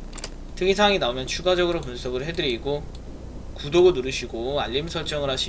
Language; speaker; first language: Korean; native; Korean